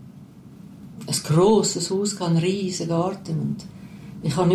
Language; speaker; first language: German; native; German